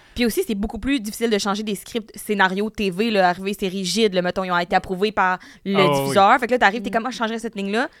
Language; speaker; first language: French; native; French